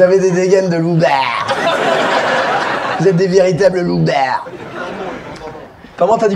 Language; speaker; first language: French; native; French